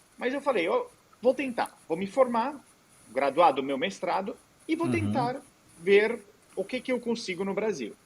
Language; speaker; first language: Portuguese; non-native, fluent; Italian